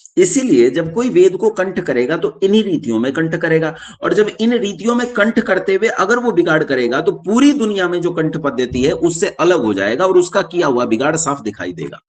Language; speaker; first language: Hindi; native; Hindi